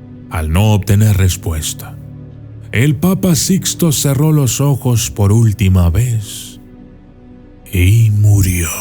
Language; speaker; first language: Spanish; native; Spanish